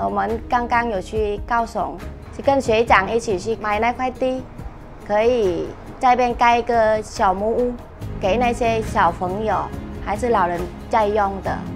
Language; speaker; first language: Chinese; non-native, fluent; Vietnamese